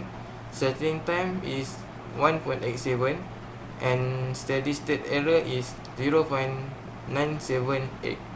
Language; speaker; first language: English; non-native, learner; Malay